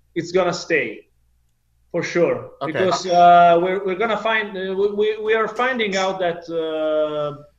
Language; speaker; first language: English; non-native, fluent; Italian